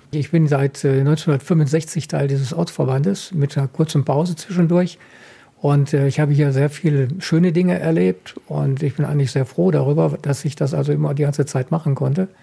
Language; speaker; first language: German; native; German